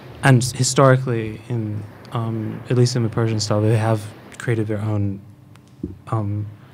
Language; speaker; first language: English; non-native, fluent; Persian